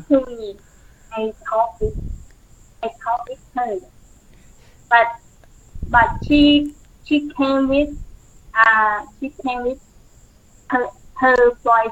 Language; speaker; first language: English; non-native, learner; Thai